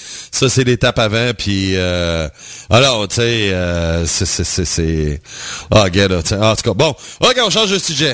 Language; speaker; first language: French; native; French